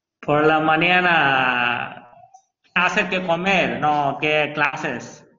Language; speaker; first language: Spanish; non-native, learner; Bangla